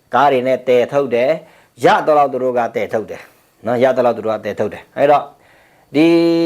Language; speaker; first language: Burmese; non-native, local second language; Pa'o Karen